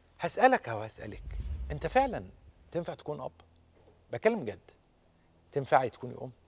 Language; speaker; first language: Arabic; native; Arabic